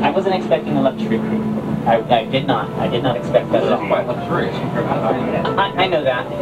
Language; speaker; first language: English; native; English